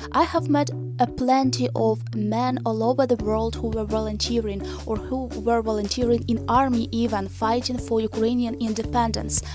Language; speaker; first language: English; non-native, fluent; Ukrainian